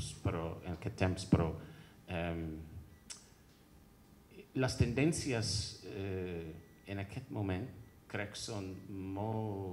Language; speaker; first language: Catalan; non-native, fluent; English